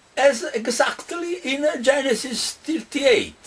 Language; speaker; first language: English; non-native, fluent; Italian